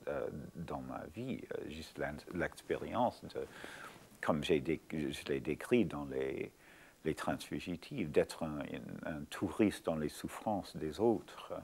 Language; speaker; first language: French; non-native, fluent; English